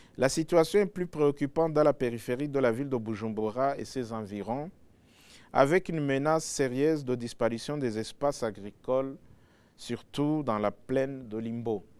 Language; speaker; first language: French; non-native, local second language; Rundi